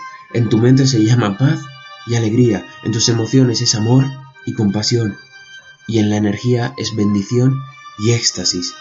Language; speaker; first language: Spanish; native; Spanish